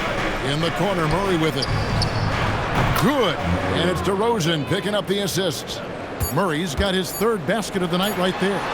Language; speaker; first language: English; native; English